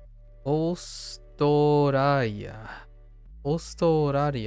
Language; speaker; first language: Japanese; non-native, learner; English